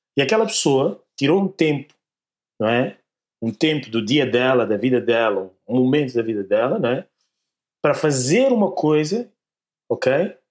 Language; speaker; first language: Portuguese; native; Portuguese